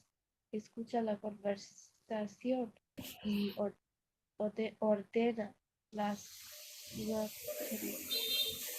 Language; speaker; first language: Spanish; non-native, learner; Bangla